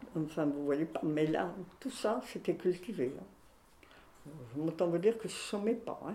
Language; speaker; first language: French; native; French